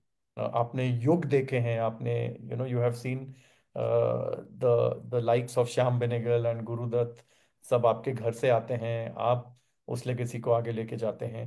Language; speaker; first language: Hindi; native; Hindi